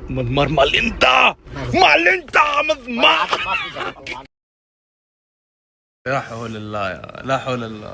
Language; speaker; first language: Arabic; native; Arabic